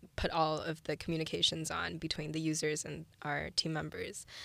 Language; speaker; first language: English; early bilingual, other home language; Chinese